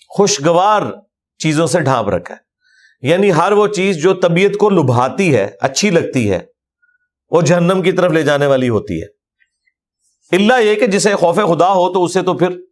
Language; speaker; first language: Urdu; non-native, local second language; Punjabi